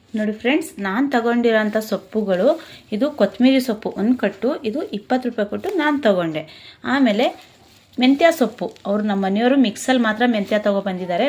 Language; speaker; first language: Kannada; non-native, local second language; Urdu